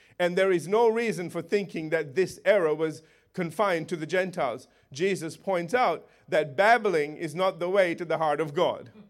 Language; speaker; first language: English; native; English